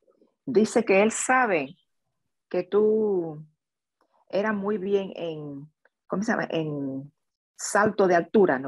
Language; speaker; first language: Spanish; early bilingual, other home language; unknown